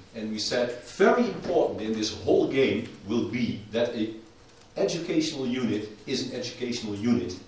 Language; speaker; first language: English; non-native, fluent; Dutch